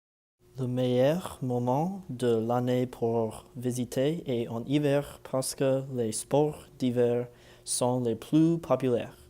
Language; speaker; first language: French; non-native, learner; English